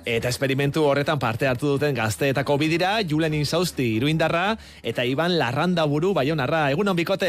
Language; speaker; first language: Basque; native; Basque